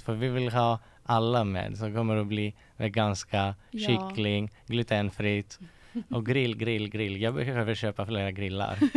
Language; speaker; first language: Swedish; non-native, fluent; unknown